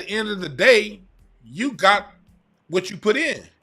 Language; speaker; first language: English; native; English